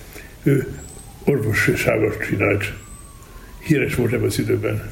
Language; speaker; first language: Hungarian; non-native, learner; German